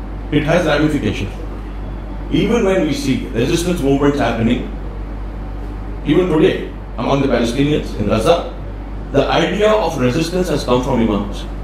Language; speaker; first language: English; non-native, local second language; Urdu